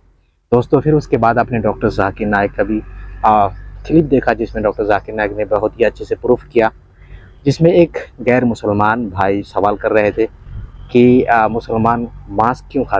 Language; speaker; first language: Hindi; native; Hindi